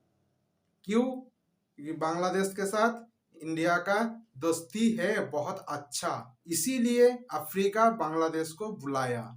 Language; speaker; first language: Hindi; non-native, local second language; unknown